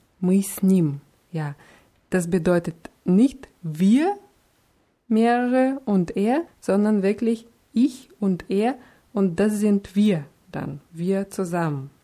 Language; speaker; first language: German; non-native, fluent; Russian